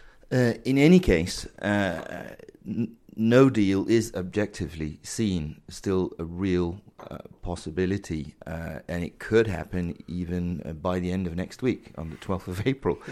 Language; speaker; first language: English; non-native, fluent; Danish